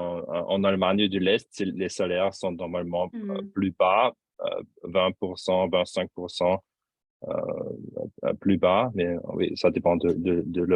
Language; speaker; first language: French; non-native, fluent; German